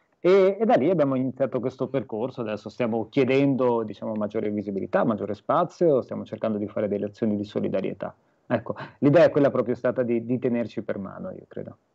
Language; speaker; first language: Italian; native; Italian